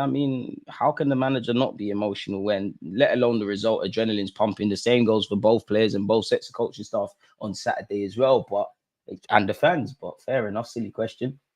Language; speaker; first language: English; native; English